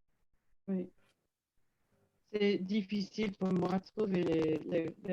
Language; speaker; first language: French; non-native, learner; English